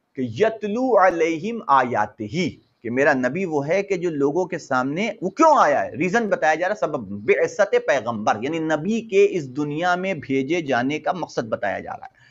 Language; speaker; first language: Hindi; native; Hindi